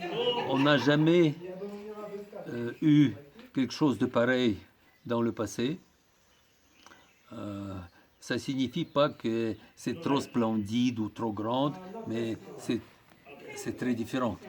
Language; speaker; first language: French; non-native, fluent; Russian